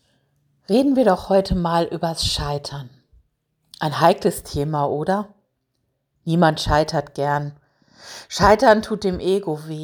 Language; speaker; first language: German; native; German